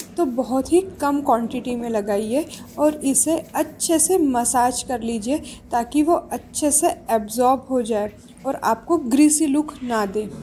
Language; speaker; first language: Hindi; non-native, local second language; Marathi